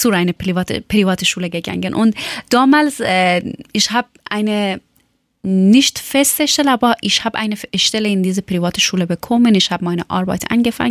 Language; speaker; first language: German; non-native, learner; Persian